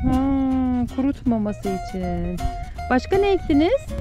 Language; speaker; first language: Turkish; native; Turkish